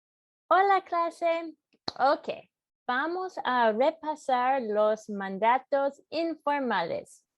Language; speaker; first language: Spanish; non-native, fluent; English